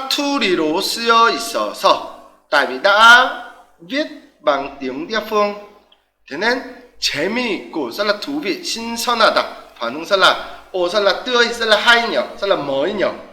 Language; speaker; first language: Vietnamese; non-native, fluent; Korean